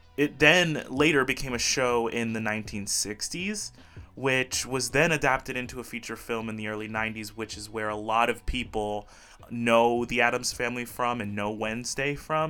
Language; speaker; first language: English; early bilingual, other home language; Portuguese